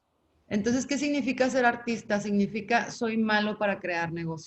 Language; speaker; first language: Spanish; native; Spanish